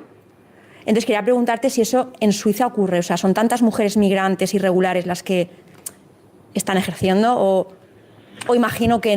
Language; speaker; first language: Spanish; native; Spanish